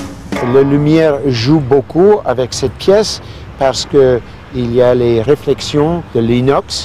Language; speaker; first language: French; non-native, fluent; English